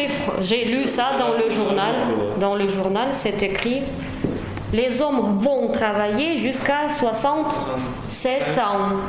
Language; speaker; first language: French; non-native, fluent; Russian